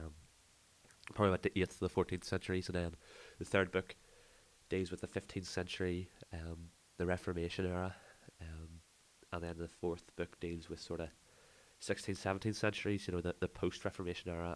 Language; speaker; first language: English; native; English